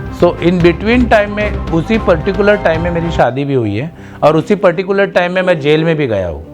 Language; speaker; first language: Hindi; non-native, local second language; Malayalam